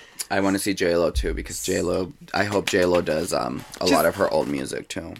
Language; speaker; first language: English; early bilingual, other home language; Spanish